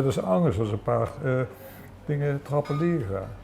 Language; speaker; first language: Dutch; native; Dutch